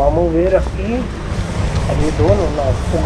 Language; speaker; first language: Portuguese; non-native, fluent; Hindi